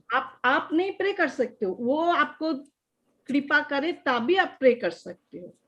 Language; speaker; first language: Hindi; non-native, local second language; Bangla